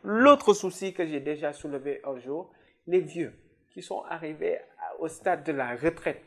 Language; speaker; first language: French; non-native, local second language; Wolof